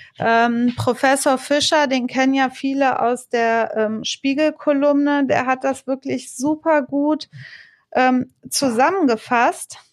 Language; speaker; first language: German; native; German